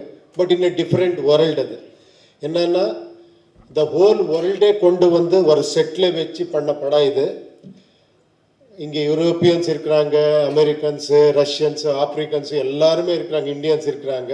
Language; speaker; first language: Tamil; non-native, learner; Kannada